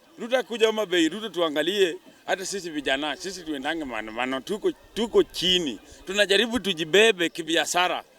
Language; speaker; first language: Swahili; non-native, local second language; Luo (Kenya and Tanzania)